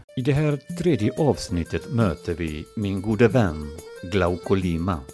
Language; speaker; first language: Swedish; non-native, fluent; Spanish